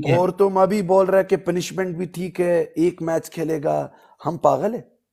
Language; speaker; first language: Hindi; non-native, local second language; Pashto